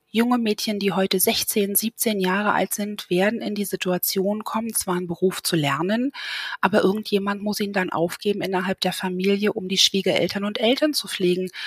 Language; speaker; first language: German; native; German